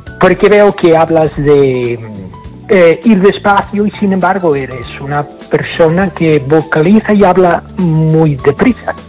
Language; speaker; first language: Spanish; non-native, fluent; English